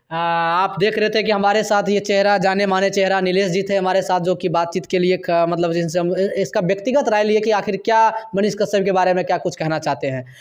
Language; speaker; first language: Hindi; native; Hindi